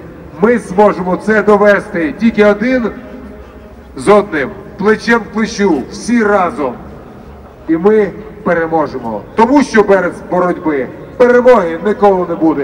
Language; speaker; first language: Ukrainian; non-native, local second language; Russian